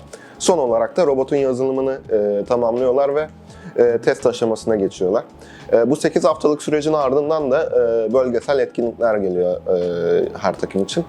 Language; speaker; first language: Turkish; native; Turkish